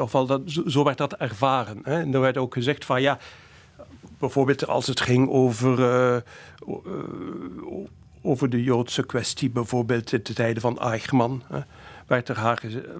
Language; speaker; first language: Dutch; native; Dutch